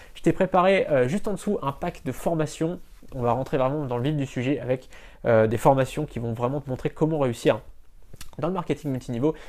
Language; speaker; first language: French; native; French